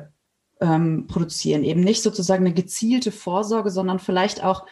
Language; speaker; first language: German; native; German